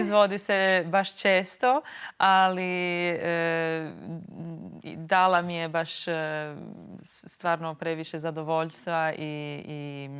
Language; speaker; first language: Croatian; non-native, local second language; Albanian